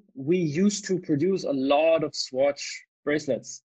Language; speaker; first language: English; non-native, fluent; German